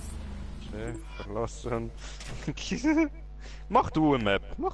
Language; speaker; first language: German; native; German